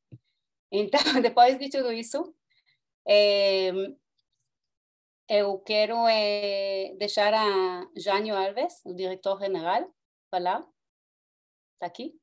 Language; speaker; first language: Portuguese; early bilingual, heritage; Hebrew